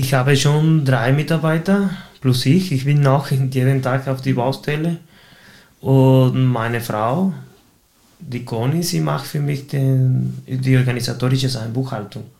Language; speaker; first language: German; non-native, fluent; Spanish